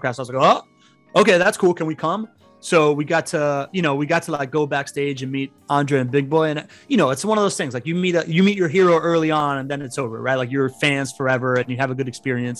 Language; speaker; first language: English; early bilingual, other home language; Spanish